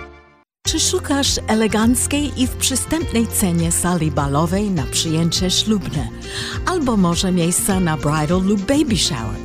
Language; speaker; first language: Polish; early bilingual, heritage; English